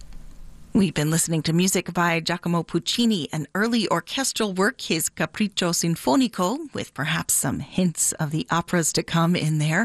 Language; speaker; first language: English; native; English